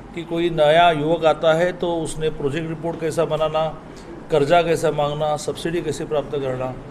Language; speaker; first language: Hindi; non-native, local second language; Marathi